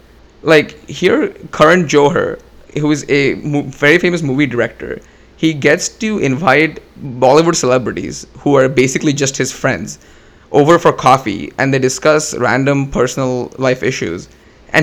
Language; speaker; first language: English; non-native, local second language; Hindi